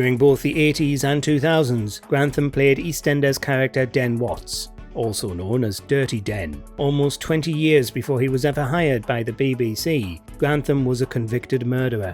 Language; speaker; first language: English; native; English